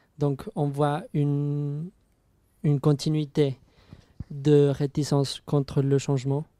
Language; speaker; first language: French; non-native, fluent; Spanish